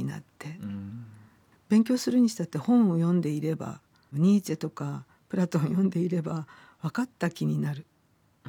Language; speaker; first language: Japanese; native; Japanese